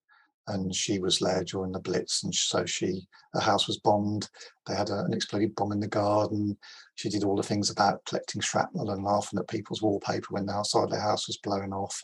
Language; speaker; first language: English; native; English